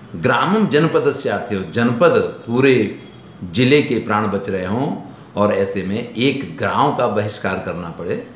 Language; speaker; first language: Hindi; native; Hindi